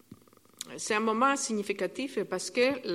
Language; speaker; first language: French; non-native, learner; Italian